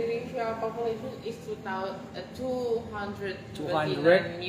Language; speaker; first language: English; non-native, learner; Indonesian